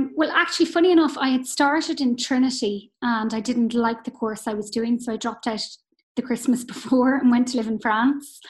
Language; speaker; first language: English; native; English